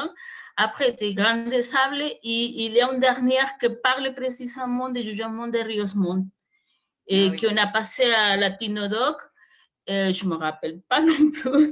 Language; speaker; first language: French; non-native, fluent; Spanish